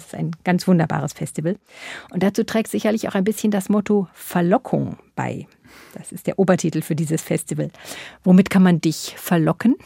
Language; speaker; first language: German; native; German